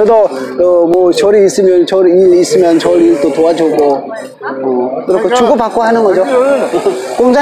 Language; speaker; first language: Korean; non-native, fluent; Tibetan